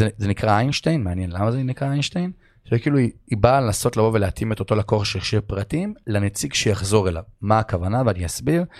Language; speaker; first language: Hebrew; native; Hebrew